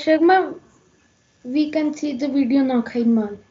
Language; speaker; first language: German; non-native, learner; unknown